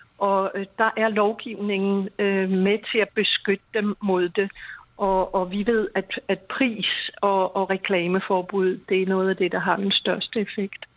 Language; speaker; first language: Danish; native; Danish